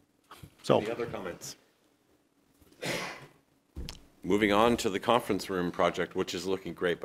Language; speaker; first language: English; native; English